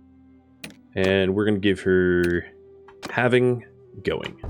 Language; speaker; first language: English; native; English